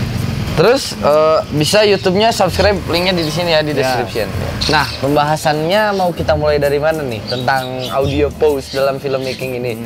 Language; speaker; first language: Indonesian; native; Indonesian